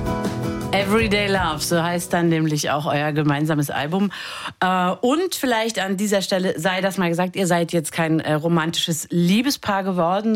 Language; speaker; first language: German; native; German